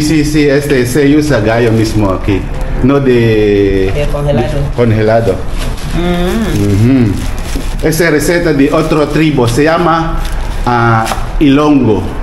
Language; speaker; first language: Spanish; non-native, learner; Filipino